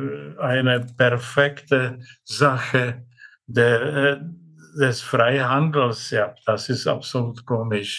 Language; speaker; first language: German; non-native, fluent; Czech